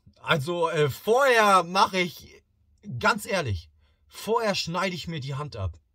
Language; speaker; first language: German; early bilingual, other home language; Bosnian